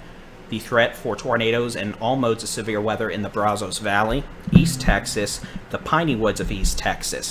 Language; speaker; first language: English; native; English